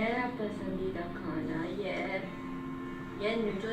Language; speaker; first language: Hindi; non-native, learner; English